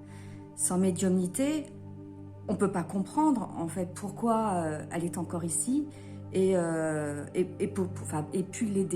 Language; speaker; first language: French; native; French